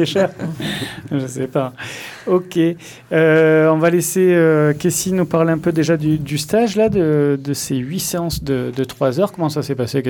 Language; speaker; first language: French; native; French